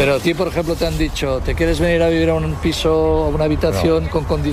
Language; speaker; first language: Spanish; native; Spanish